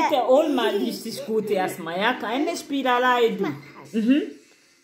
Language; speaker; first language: German; non-native, local second language; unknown